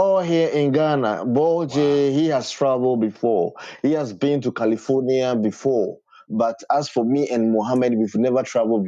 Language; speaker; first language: English; non-native, local second language; Ewe